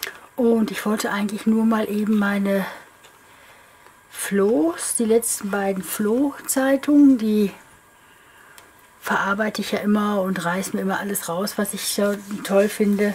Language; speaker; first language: German; native; German